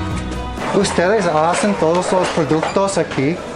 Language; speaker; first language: Spanish; non-native, learner; English